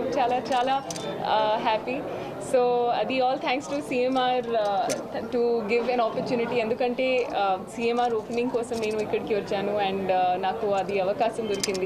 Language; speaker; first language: Telugu; non-native, local second language; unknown